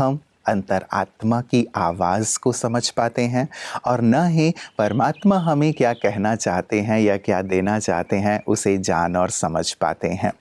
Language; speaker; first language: Hindi; native; Hindi